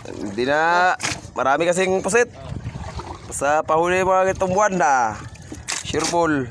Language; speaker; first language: Filipino; non-native, local second language; Cebuano